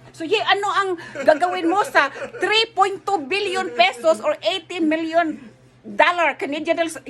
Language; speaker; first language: Filipino; non-native, local second language; Cebuano